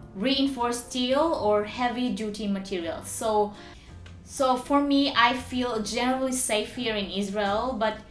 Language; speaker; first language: English; non-native, local second language; Cebuano